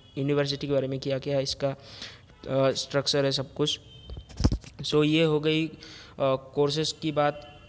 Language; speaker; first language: Hindi; non-native, local second language; Assamese